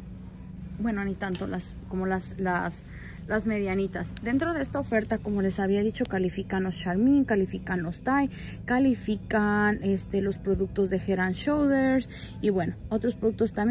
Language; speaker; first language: Spanish; native; Spanish